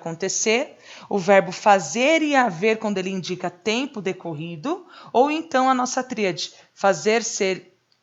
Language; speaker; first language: Portuguese; native; Portuguese